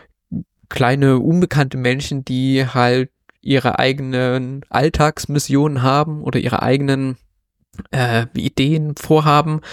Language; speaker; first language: German; native; German